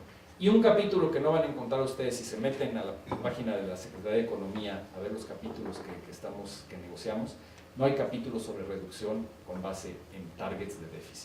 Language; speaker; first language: Spanish; native; Spanish